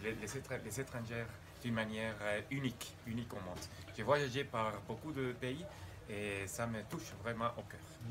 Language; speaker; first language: French; non-native, fluent; Spanish